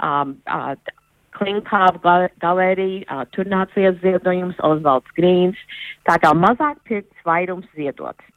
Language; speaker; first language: Latvian; early bilingual, heritage; Latvian